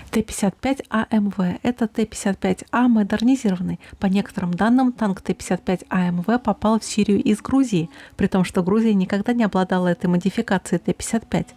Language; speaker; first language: Russian; native; Russian